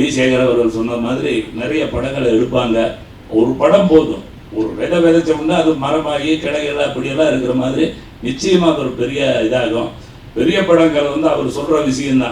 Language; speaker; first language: Tamil; native; Tamil